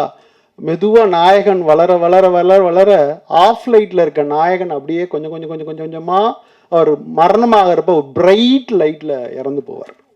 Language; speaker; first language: Tamil; native; Tamil